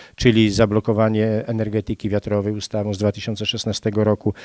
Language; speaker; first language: Polish; native; Polish